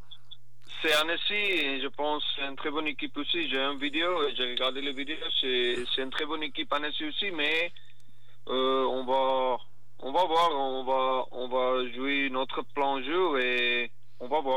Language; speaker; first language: French; non-native, learner; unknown